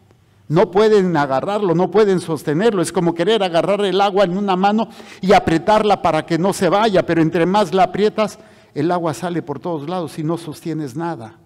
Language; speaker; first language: Spanish; native; Spanish